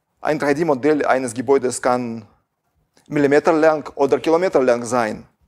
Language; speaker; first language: German; non-native, fluent; Russian